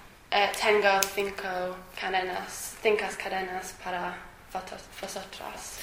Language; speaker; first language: Spanish; non-native, learner; English